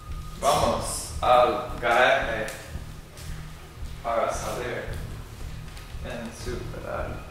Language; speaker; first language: Spanish; non-native, learner; English